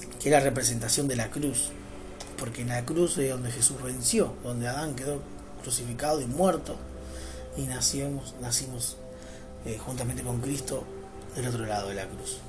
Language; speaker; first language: Spanish; native; Spanish